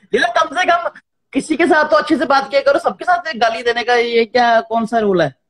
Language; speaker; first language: Hindi; native; Hindi